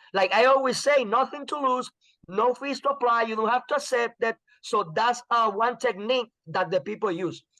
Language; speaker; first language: English; non-native, fluent; Spanish